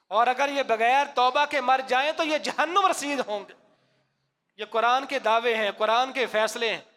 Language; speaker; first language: Urdu; non-native, local second language; Punjabi